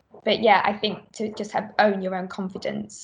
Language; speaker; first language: English; native; English